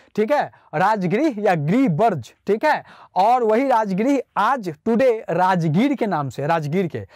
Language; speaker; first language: Hindi; native; Hindi